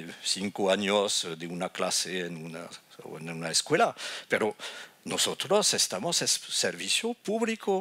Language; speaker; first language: Spanish; non-native, fluent; French